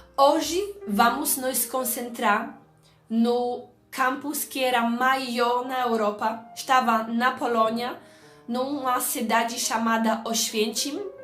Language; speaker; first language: Portuguese; non-native, fluent; Polish